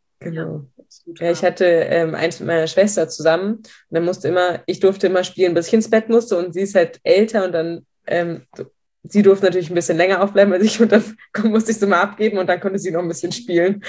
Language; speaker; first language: German; native; German